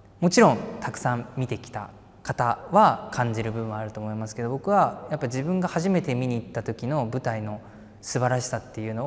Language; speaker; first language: Japanese; native; Japanese